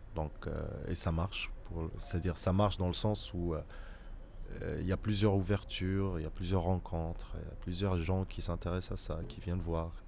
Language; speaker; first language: French; non-native, local second language; Arabic